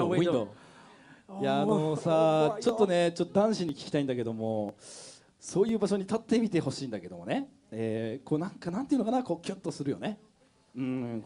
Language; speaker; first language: Japanese; native; Japanese